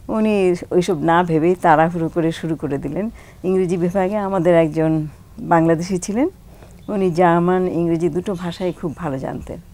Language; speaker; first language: Bangla; native; Bangla